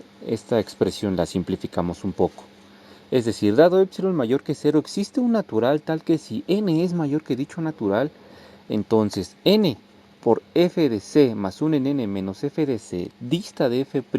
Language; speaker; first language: Spanish; native; Spanish